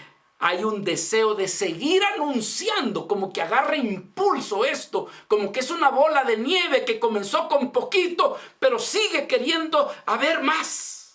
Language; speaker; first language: Spanish; native; Spanish